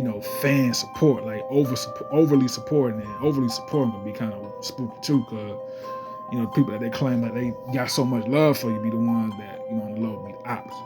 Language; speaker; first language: English; native; English